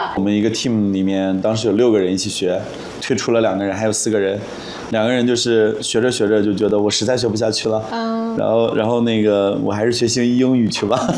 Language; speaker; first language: Chinese; native; Chinese